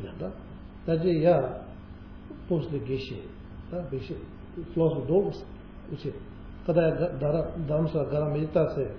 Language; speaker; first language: Russian; non-native, learner; Tibetan